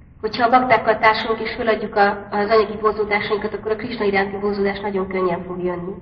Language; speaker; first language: Hungarian; native; Hungarian